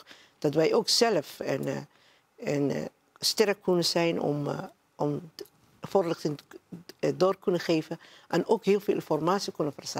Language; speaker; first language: Dutch; non-native, learner; Somali